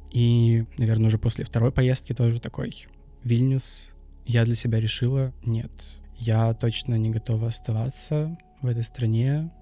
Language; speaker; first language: Russian; native; Russian